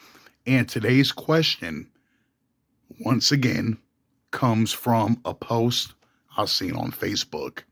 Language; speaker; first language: English; native; English